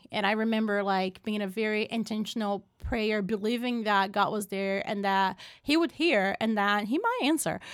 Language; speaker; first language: English; non-native, fluent; Portuguese